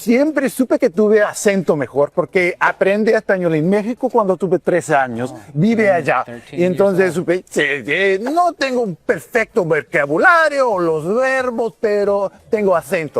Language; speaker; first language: Spanish; non-native, learner; English